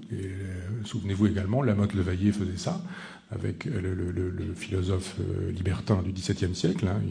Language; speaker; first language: French; native; French